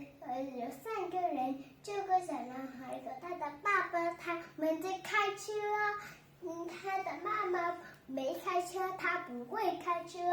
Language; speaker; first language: Chinese; non-native, learner; Vietnamese